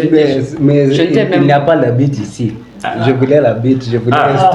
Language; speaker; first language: French; non-native, learner; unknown